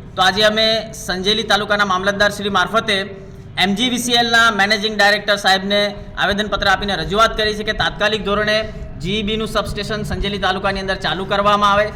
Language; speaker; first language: Gujarati; native; Gujarati